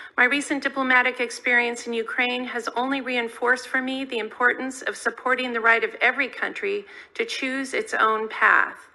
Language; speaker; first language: English; native; English